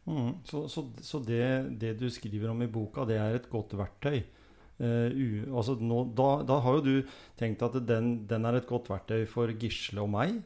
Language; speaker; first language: Norwegian; native; Norwegian